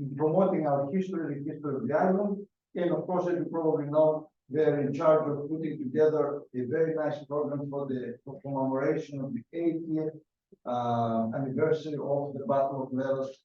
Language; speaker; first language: English; non-native, fluent; Greek